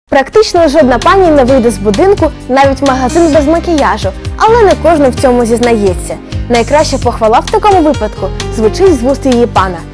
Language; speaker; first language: Ukrainian; native; Ukrainian